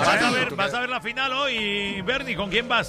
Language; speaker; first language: Spanish; native; Spanish